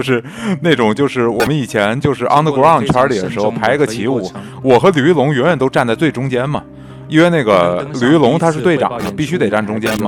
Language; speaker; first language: Chinese; native; Chinese